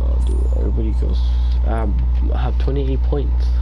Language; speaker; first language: English; native; English